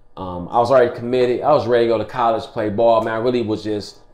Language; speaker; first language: English; native; English